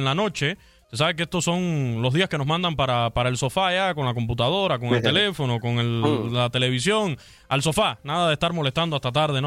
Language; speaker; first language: Spanish; native; Spanish